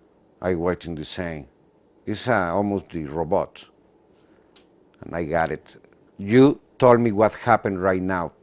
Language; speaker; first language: English; non-native, learner; Spanish